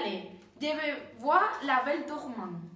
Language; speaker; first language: French; non-native, learner; Spanish